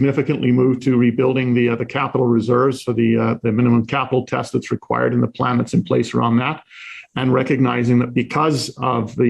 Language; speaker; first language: English; native; English